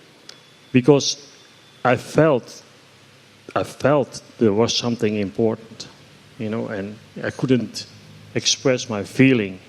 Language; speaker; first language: English; non-native, fluent; Dutch